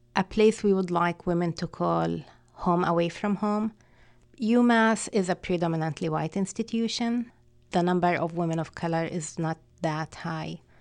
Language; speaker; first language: English; non-native, fluent; Arabic